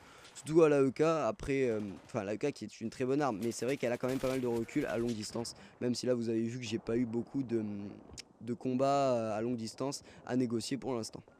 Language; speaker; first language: French; native; French